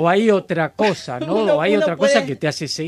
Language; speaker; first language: Spanish; native; Spanish